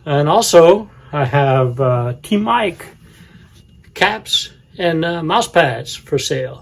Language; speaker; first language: English; native; English